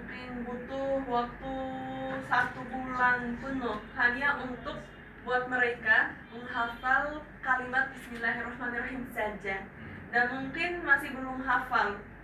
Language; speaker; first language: Indonesian; non-native, fluent; Arabic